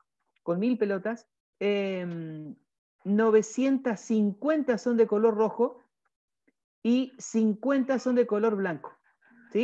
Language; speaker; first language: Spanish; native; Spanish